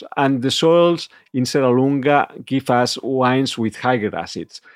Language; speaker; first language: English; non-native, fluent; Catalan